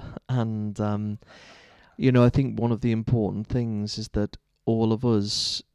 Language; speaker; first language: English; native; English